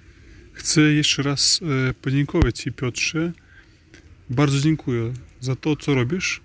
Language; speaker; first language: Polish; non-native, learner; Belarusian